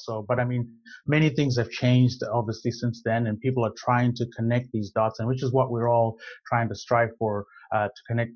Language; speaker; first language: English; non-native, local second language; Shona